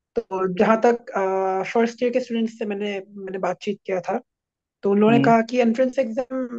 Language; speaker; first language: Hindi; non-native, local second language; Assamese